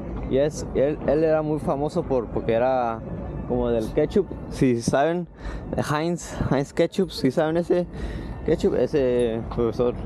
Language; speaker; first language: Spanish; early bilingual, heritage; Spanish